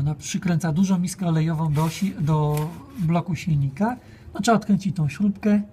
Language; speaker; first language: Polish; native; Polish